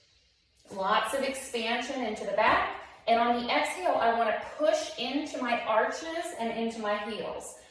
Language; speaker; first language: English; native; English